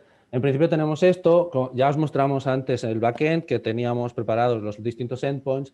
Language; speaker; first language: Spanish; native; Spanish